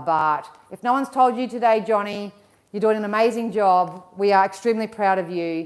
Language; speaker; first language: English; native; English